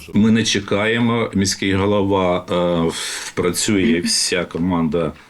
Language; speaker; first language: Ukrainian; native; Ukrainian